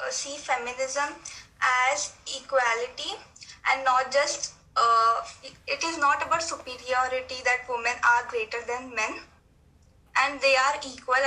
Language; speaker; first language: English; non-native, local second language; Hindi